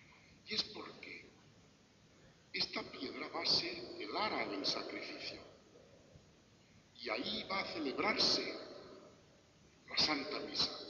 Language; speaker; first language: Spanish; native; Spanish